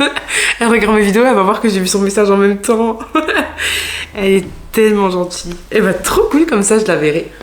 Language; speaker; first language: French; native; French